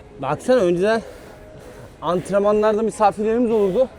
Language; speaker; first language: Turkish; native; Turkish